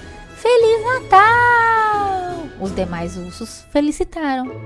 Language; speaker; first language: Portuguese; native; Portuguese